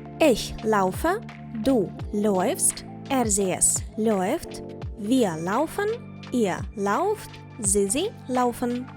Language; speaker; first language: German; non-native, fluent; Ukrainian